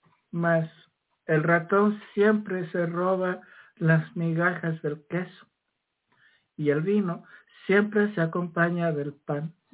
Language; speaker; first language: Spanish; native; Spanish